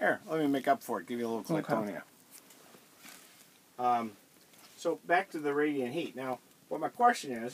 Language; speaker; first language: English; native; English